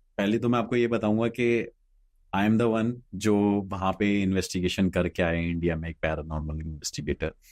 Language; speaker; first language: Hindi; native; Hindi